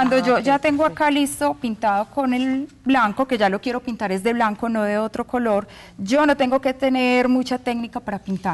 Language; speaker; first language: Spanish; native; Spanish